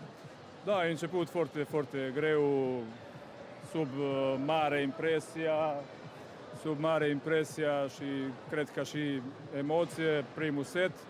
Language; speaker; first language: Romanian; non-native, fluent; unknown